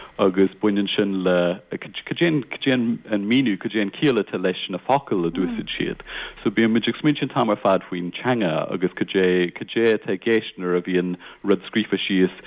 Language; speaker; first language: Irish; non-native, local second language; English